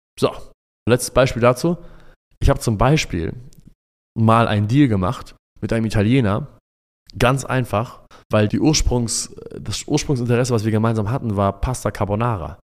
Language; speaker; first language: German; early bilingual, other home language; Arabic